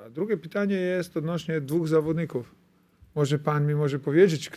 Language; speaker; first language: Polish; non-native, fluent; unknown